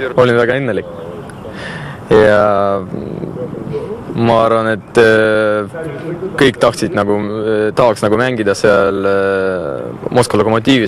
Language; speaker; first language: Estonian; non-native, local second language; Russian